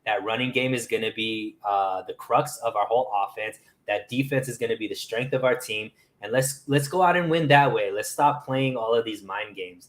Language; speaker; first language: English; native; English